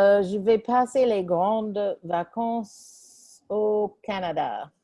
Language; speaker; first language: French; non-native, fluent; English